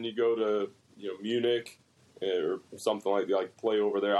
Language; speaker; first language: English; native; English